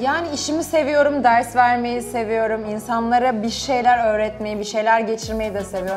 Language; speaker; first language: Turkish; native; Turkish